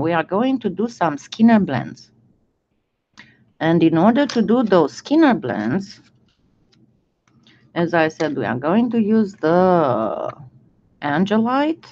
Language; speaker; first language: English; non-native, fluent; French